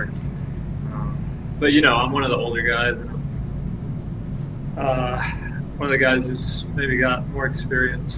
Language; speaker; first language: English; early bilingual, other home language; Spanish